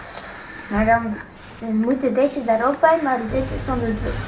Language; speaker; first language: Dutch; non-native, learner; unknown